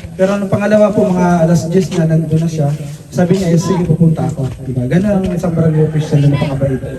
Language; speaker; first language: Filipino; non-native, local second language; Waray